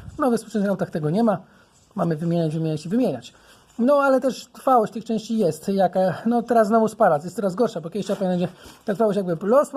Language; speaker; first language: Polish; native; Polish